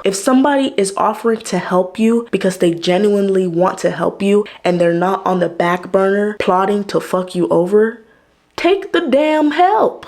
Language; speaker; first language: English; native; English